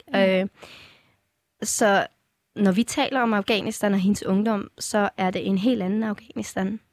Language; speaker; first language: Danish; early bilingual, other home language; Persian